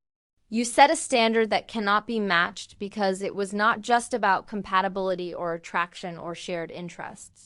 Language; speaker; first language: English; native; English